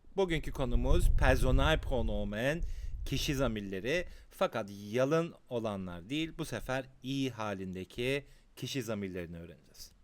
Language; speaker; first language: Turkish; native; Turkish